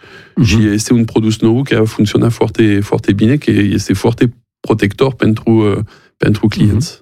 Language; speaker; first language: Romanian; non-native, learner; French